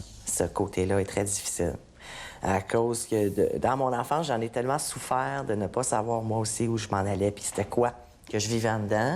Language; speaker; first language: French; native; French